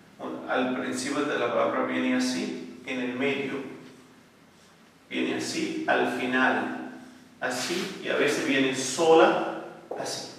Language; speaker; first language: Spanish; non-native, fluent; Arabic